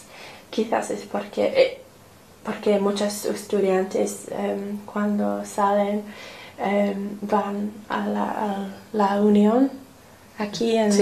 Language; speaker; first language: Spanish; non-native, learner; English